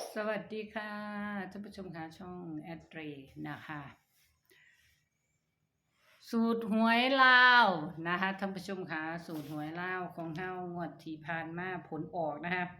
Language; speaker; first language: Thai; non-native, local second language; Northeastern Thai